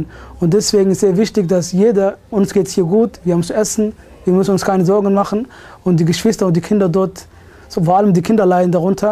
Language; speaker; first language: German; early bilingual, other home language; Somali